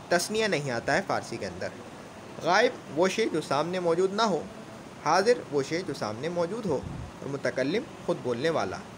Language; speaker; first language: Urdu; native; Urdu